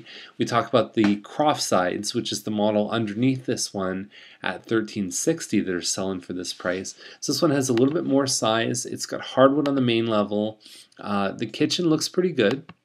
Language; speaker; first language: English; native; English